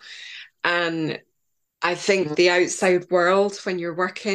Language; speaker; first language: English; native; English